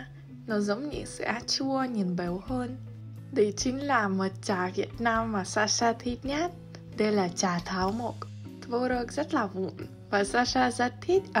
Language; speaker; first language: Vietnamese; non-native, learner; Russian